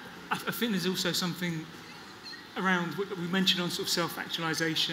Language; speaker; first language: English; native; English